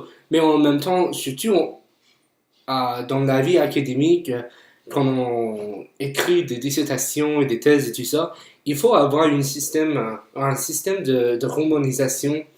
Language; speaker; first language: French; non-native, fluent; English